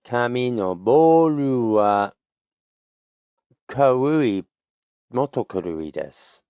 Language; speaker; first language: Japanese; non-native, learner; English